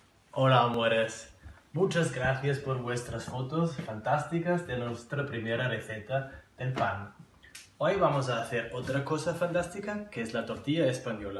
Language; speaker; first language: Spanish; non-native, fluent; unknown